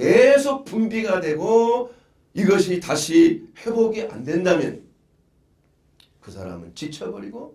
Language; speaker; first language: Korean; native; Korean